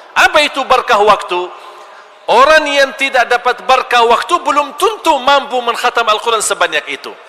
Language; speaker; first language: Malay; non-native, fluent; Arabic